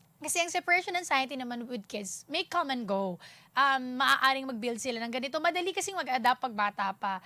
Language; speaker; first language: Filipino; non-native, local second language; Cebuano